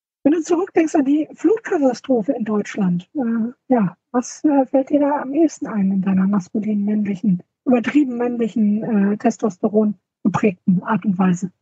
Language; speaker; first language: German; native; German